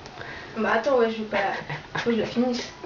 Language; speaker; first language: French; native; French